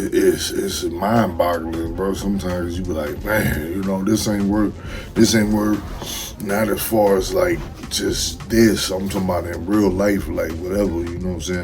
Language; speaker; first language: English; native; English